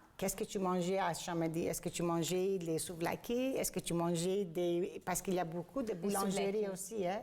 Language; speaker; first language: French; non-native, fluent; Greek